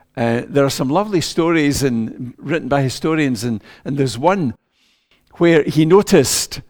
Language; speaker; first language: English; native; English